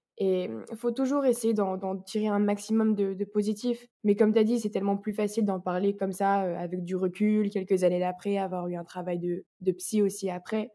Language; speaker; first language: French; native; French